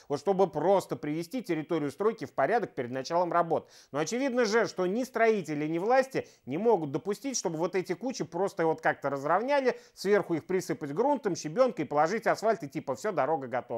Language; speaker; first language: Russian; native; Russian